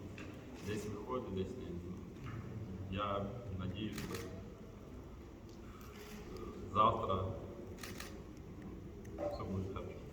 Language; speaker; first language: Ukrainian; non-native, local second language; Russian